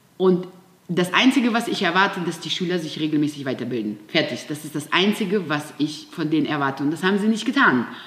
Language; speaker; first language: German; non-native, fluent; Russian